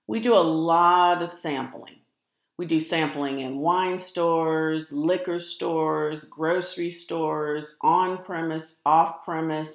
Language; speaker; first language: English; native; English